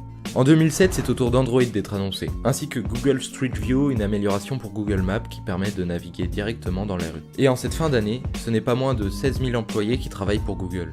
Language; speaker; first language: French; native; French